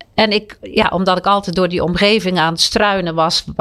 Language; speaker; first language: Dutch; native; Dutch